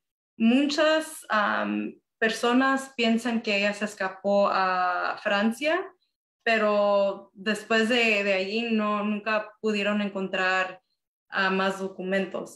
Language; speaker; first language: Spanish; early bilingual, heritage; Spanish